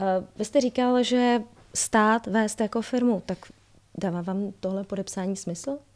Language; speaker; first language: Czech; native; Czech